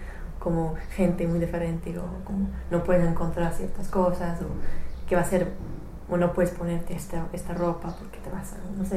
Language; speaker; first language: Spanish; non-native, fluent; English